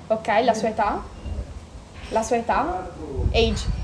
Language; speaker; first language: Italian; early bilingual, heritage; Italian